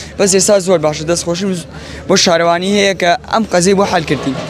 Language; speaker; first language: Central Kurdish; native; Central Kurdish